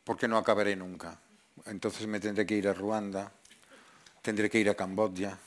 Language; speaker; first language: Spanish; non-native, local second language; Catalan